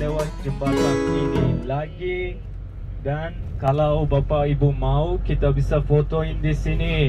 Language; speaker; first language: Indonesian; non-native, fluent; Turkish